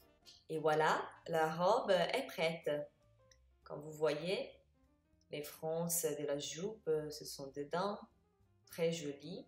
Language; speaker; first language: French; non-native, fluent; Italian